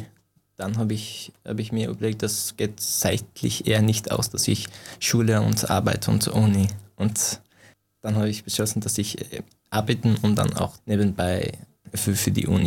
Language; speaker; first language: German; non-native, fluent; Persian